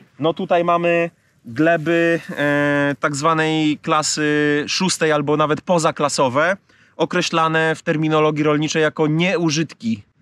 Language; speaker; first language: Polish; native; Polish